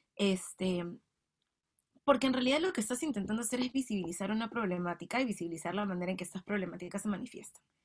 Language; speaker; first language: Spanish; native; Spanish